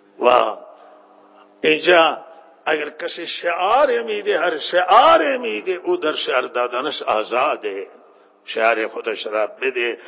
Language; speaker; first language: Persian; non-native, local second language; Baluchi